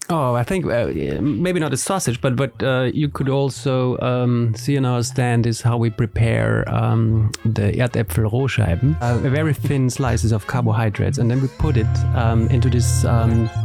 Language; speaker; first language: English; non-native, fluent; German